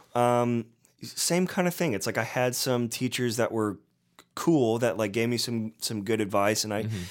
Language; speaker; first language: English; native; English